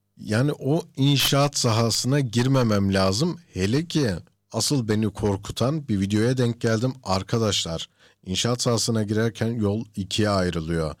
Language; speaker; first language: Turkish; early bilingual, heritage; Turkish